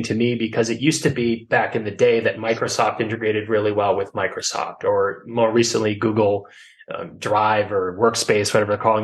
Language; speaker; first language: English; native; English